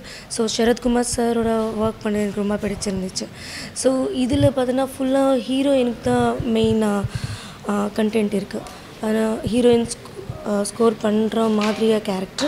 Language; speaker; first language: Tamil; non-native, local second language; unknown